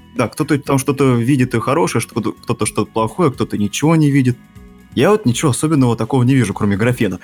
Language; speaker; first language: Russian; native; Russian